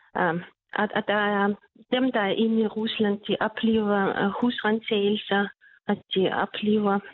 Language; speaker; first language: Danish; non-native, fluent; Russian